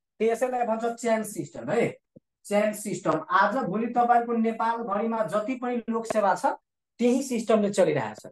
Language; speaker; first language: Nepali; non-native, local second language; Maithili